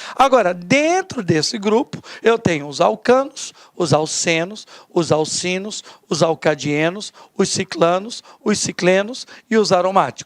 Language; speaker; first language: Portuguese; native; Portuguese